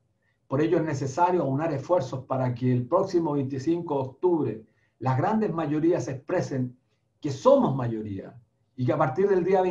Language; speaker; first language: Spanish; native; Spanish